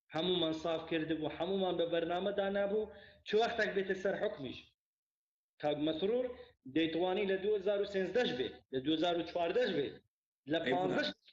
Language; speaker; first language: Central Kurdish; non-native, local second language; Kurdish